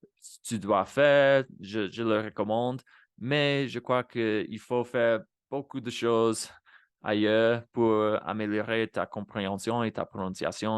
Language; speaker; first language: French; non-native, fluent; Spanish